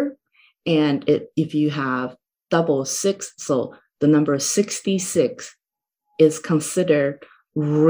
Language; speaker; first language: English; non-native, fluent; Chinese